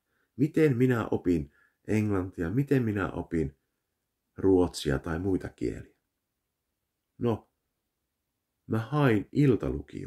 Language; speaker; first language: Finnish; early bilingual, heritage; Finnish